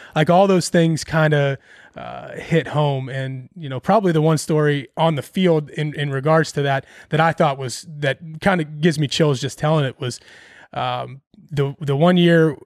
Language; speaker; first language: English; native; English